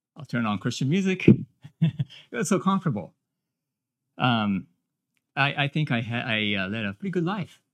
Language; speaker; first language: English; non-native, fluent; Japanese